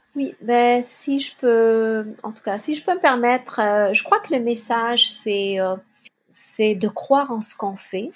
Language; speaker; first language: French; non-native, local second language; Kabyle